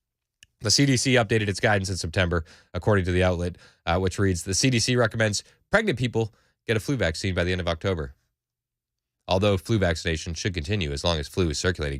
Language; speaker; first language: English; native; English